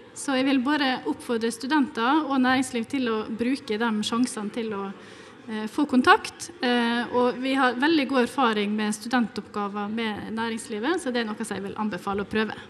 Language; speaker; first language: Norwegian; native; Norwegian